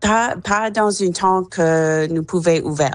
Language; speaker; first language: French; non-native, learner; English